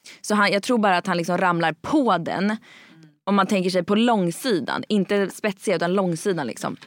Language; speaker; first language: Swedish; native; Swedish